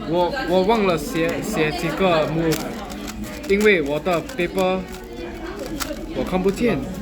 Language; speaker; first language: Chinese; non-native, learner; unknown